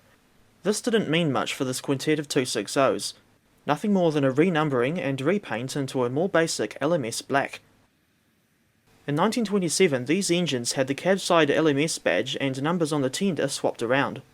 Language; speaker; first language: English; native; English